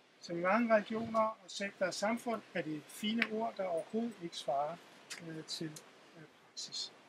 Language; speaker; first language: Danish; native; Danish